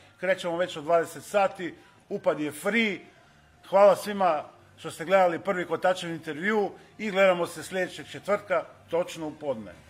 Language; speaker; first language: Croatian; native; Croatian